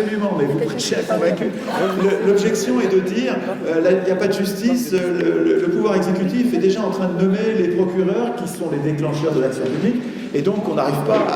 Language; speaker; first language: French; native; French